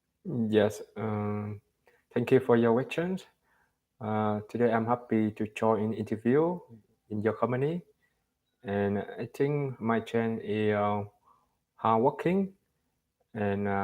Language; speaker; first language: English; non-native, learner; Vietnamese